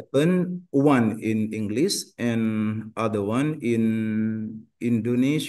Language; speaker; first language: English; non-native, learner; Indonesian